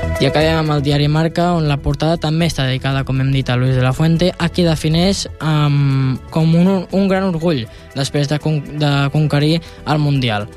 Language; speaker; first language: Catalan; native; Catalan